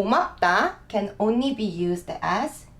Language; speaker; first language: English; non-native, fluent; Korean